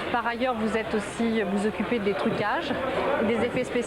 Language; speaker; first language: French; native; French